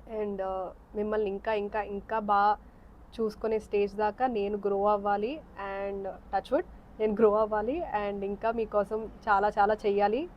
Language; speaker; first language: Telugu; early bilingual, heritage; Telugu